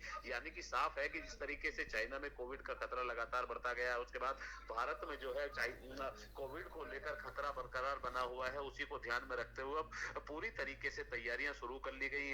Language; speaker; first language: Hindi; native; Hindi